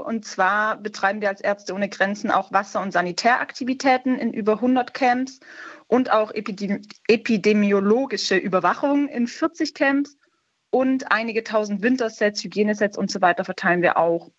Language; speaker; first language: German; native; German